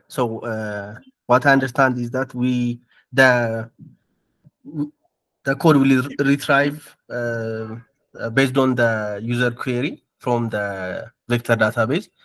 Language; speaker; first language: English; non-native, learner; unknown